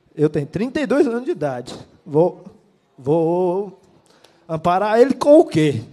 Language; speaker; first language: Portuguese; native; Portuguese